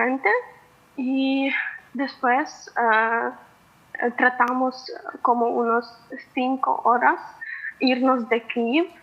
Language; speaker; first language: Spanish; non-native, fluent; Ukrainian